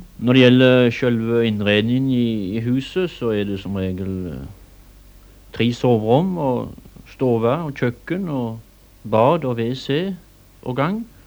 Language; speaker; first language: Norwegian; native; Norwegian